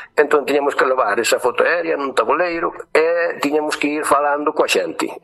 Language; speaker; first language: Galician; native; Galician